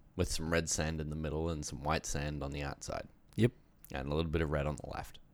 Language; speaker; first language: English; native; English